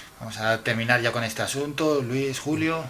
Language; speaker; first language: Spanish; native; Spanish